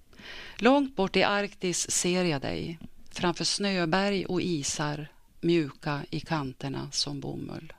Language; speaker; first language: Swedish; native; Swedish